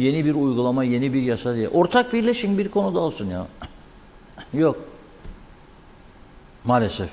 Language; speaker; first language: Turkish; native; Turkish